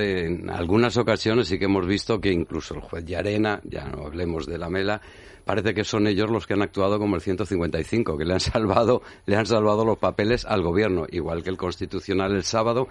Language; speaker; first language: Spanish; native; Spanish